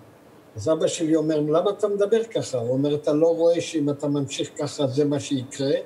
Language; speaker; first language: Hebrew; early bilingual, other home language; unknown